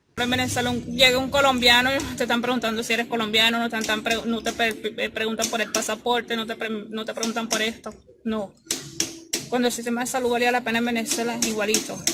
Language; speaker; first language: Spanish; native; Spanish